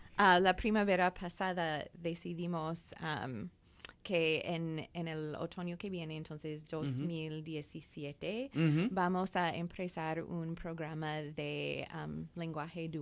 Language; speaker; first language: Spanish; non-native, fluent; English